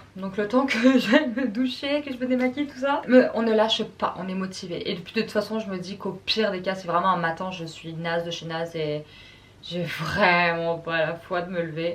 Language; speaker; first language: French; native; French